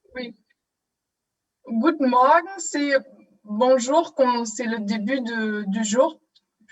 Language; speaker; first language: French; non-native, fluent; German